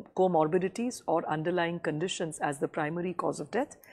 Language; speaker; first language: English; non-native, local second language; Gujarati